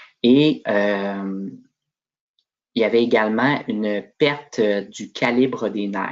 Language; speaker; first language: French; native; French